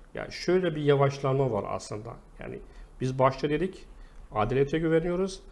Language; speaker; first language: Turkish; non-native, fluent; Arabic